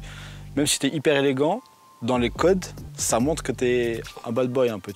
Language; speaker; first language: French; native; French